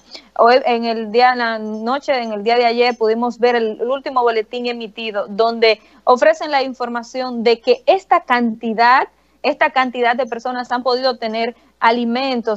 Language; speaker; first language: Spanish; native; Spanish